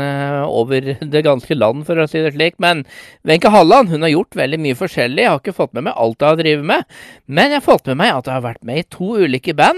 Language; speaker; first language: Norwegian; native; Norwegian